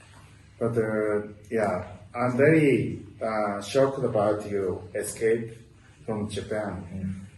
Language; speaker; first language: English; non-native, learner; Japanese